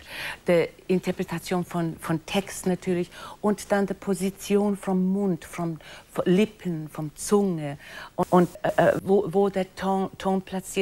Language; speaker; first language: German; non-native, fluent; English